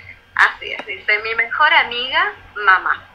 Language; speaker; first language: Spanish; native; Spanish